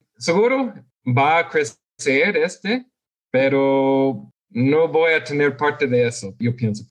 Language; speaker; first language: Spanish; non-native, fluent; English